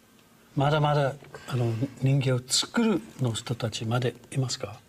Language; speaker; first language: Japanese; non-native, learner; English